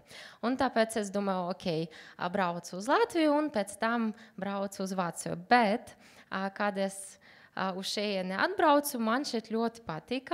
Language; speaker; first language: Latvian; non-native, learner; Uzbek